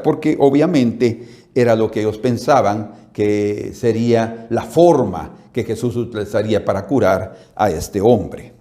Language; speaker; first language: Spanish; native; Spanish